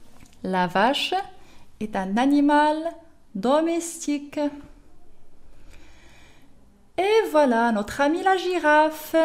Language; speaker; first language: French; non-native, local second language; Arabic